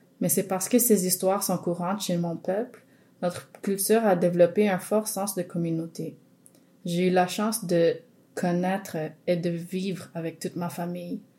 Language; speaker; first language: French; non-native, local second language; English